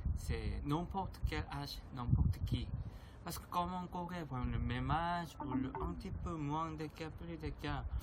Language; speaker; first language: French; non-native, learner; Korean